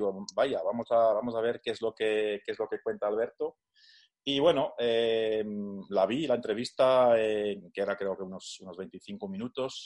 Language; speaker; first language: Spanish; non-native, fluent; Dutch